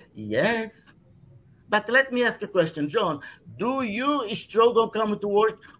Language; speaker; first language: English; non-native, fluent; Portuguese